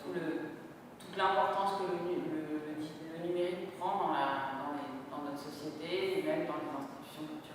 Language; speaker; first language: French; non-native, fluent; Spanish